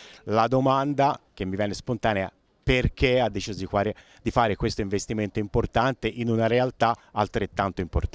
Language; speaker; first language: Italian; native; Italian